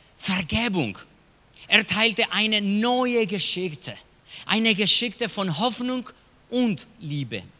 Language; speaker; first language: German; non-native, learner; Spanish